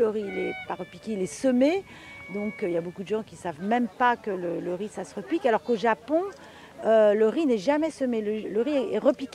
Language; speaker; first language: French; native; French